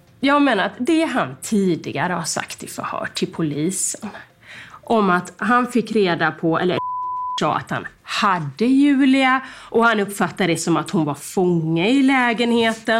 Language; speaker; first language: Swedish; native; Swedish